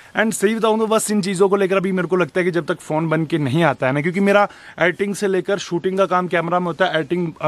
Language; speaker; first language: Hindi; native; Hindi